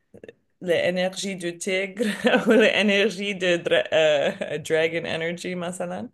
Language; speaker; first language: French; non-native, learner; English